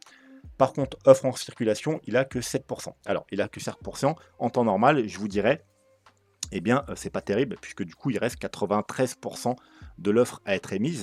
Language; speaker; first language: French; native; French